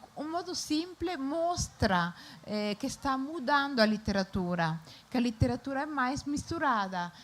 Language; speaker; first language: Portuguese; non-native, fluent; Italian